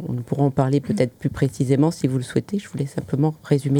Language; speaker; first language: French; native; French